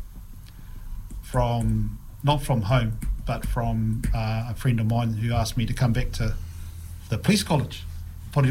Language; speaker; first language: English; native; English